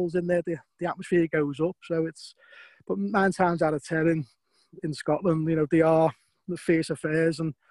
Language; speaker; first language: English; native; English